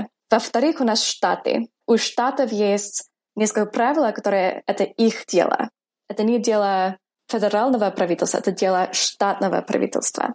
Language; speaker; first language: Russian; non-native, fluent; English